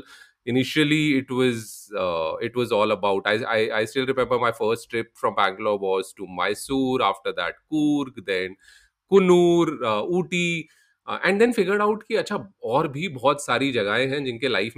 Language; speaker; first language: English; non-native, local second language; Hindi